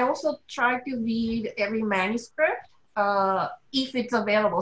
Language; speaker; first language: English; non-native, fluent; Japanese